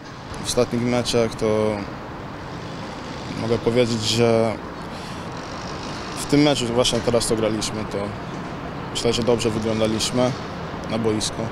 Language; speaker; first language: Polish; non-native, fluent; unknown